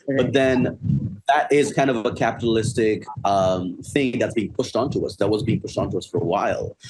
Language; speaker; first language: English; non-native, local second language; Bangla